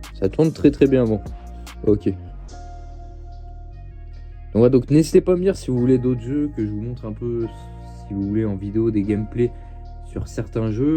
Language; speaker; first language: French; native; French